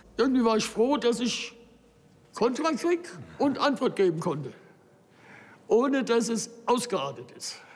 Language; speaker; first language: German; native; German